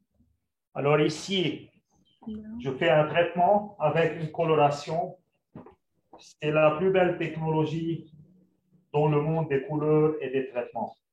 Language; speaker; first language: French; non-native, local second language; Arabic